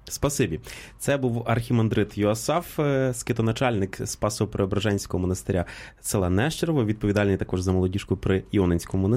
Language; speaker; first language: Ukrainian; native; Ukrainian